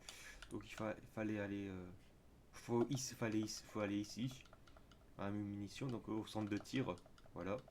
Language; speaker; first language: French; native; French